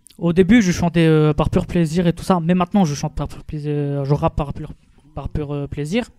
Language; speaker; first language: French; non-native, fluent; Romanian